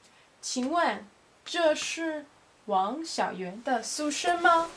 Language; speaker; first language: Chinese; non-native, learner; English